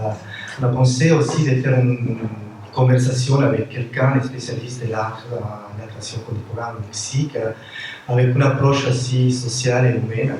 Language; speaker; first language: French; non-native, fluent; Spanish